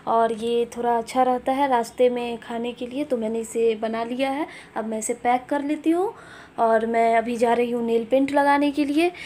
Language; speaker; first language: Hindi; native; Hindi